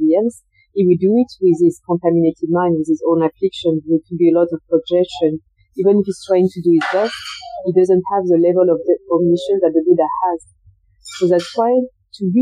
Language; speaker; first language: English; non-native, fluent; French